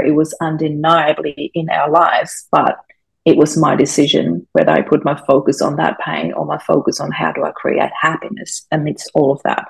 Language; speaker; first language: English; non-native, fluent; German